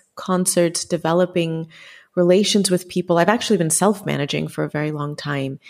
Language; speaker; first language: English; native; English